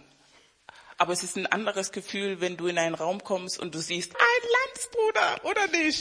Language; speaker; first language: German; non-native, fluent; Spanish